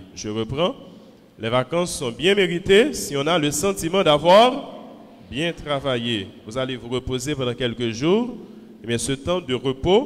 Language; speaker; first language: French; non-native, local second language; Haitian Creole